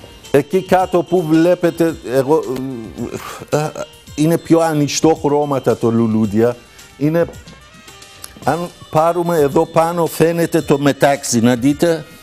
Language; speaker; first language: Greek; non-native, learner; Persian